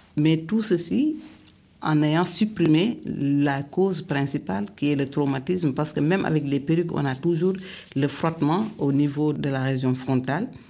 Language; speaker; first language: French; non-native, local second language; Wolof